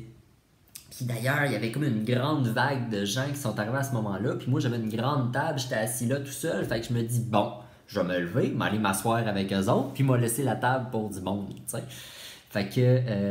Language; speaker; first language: French; native; French